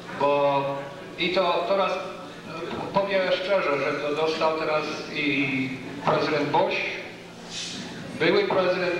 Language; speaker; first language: Polish; early bilingual, heritage; English